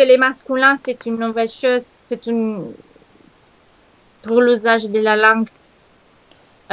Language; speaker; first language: French; non-native, learner; Italian